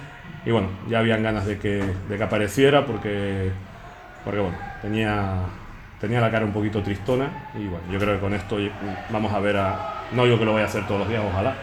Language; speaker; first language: Spanish; native; Spanish